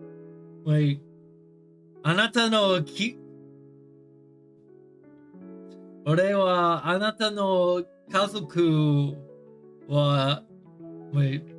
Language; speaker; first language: Japanese; non-native, learner; English